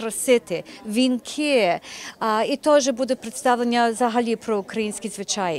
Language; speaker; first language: Ukrainian; early bilingual, heritage; Ukrainian